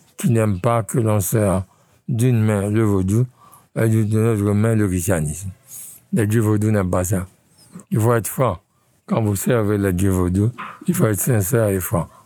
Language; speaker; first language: French; non-native, local second language; Haitian Creole